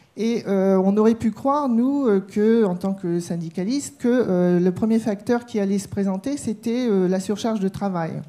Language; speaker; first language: French; native; French